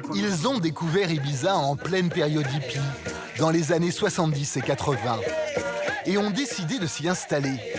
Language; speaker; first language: French; native; French